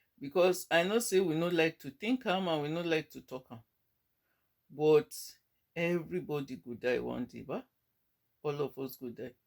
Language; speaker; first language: Nigerian Pidgin; non-native, local second language; Yoruba